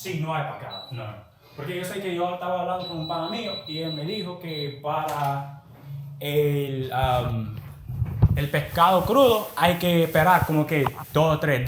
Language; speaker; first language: Spanish; non-native, learner; English